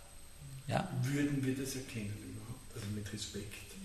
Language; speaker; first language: German; native; German